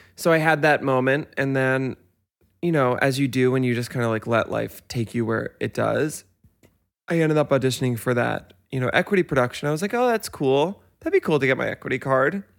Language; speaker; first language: English; native; English